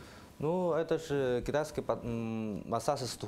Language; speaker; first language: Russian; non-native, learner; Chinese